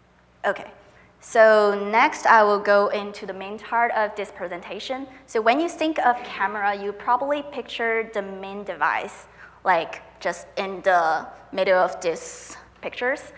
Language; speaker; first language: English; non-native, fluent; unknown